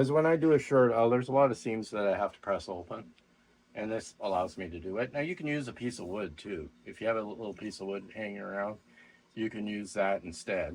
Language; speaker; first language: English; native; English